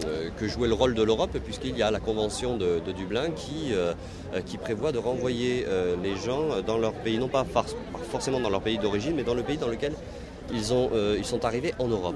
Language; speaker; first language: French; native; French